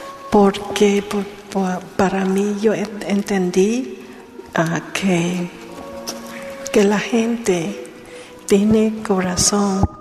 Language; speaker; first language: Spanish; non-native, learner; Vietnamese